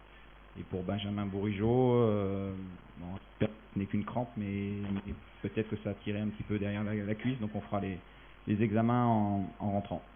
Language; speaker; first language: French; native; French